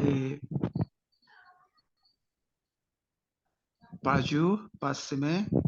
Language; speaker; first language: French; non-native, learner; Spanish